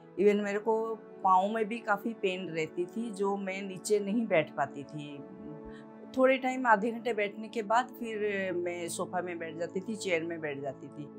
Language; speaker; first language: Hindi; non-native, local second language; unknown